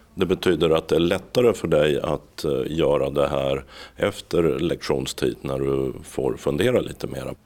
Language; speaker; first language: Swedish; native; Swedish